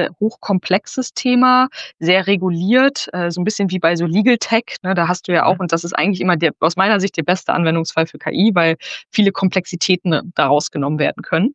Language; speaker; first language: German; native; German